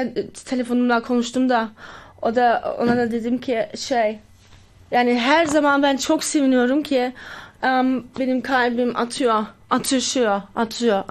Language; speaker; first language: Turkish; early bilingual, heritage; Turkish